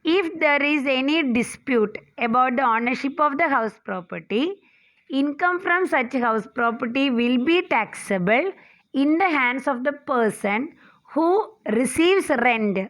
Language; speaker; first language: English; non-native, local second language; Malayalam